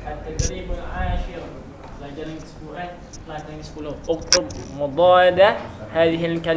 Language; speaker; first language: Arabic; non-native, learner; Indonesian